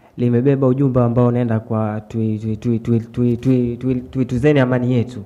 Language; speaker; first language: Swahili; native; Swahili